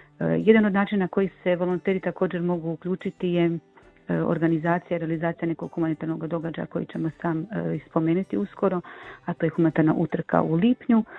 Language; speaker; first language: Croatian; native; Croatian